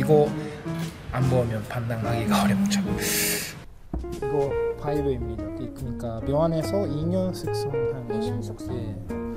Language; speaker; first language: Korean; non-native, fluent; Japanese